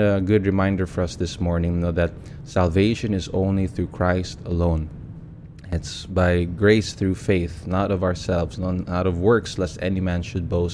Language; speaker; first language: English; non-native, local second language; Cebuano